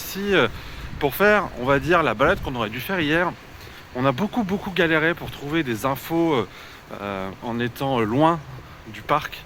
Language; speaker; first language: French; native; French